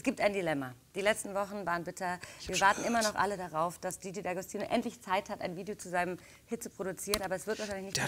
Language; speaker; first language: German; native; German